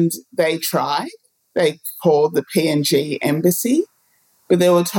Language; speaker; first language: English; native; English